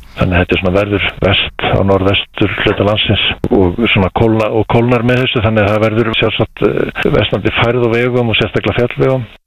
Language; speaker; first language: Icelandic; native; Icelandic